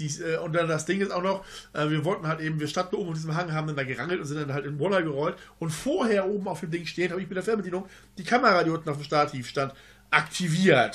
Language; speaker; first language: German; native; German